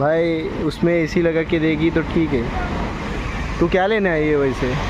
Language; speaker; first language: Hindi; non-native, local second language; Marathi